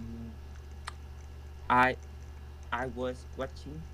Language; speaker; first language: English; non-native, learner; Vietnamese